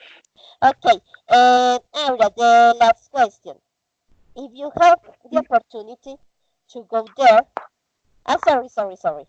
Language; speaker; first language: English; non-native, learner; Spanish